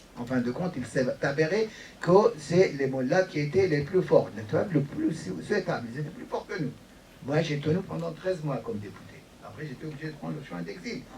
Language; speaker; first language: French; non-native, fluent; Persian